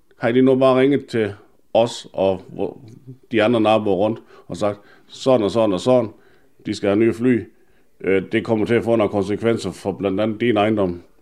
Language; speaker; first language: Danish; native; Danish